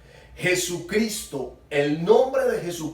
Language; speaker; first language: Spanish; native; Spanish